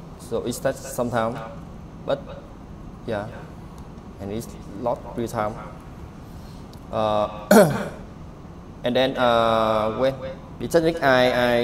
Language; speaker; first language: English; non-native, learner; Vietnamese